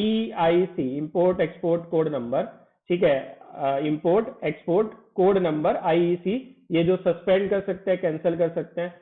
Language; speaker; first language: Hindi; native; Hindi